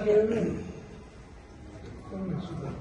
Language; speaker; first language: Russian; non-native, local second language; Uzbek